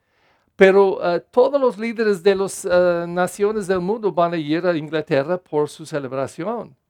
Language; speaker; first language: Spanish; non-native, fluent; English